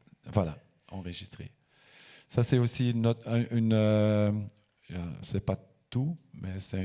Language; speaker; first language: French; non-native, local second language; Dutch